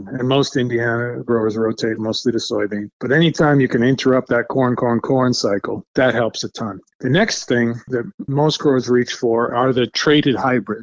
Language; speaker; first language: English; native; English